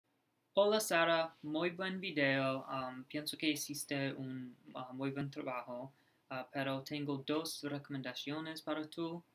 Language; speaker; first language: Spanish; non-native, learner; English